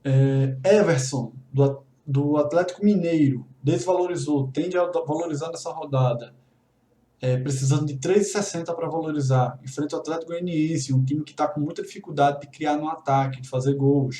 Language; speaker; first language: Portuguese; native; Portuguese